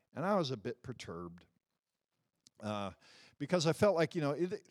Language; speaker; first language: English; early bilingual, other home language; Dutch